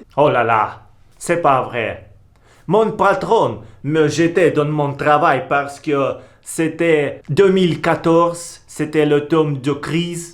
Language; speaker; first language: French; non-native, learner; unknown